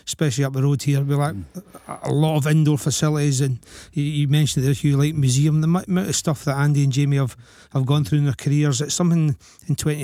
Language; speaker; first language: English; native; English